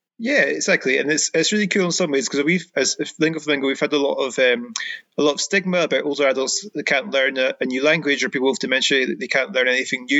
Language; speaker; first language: English; native; English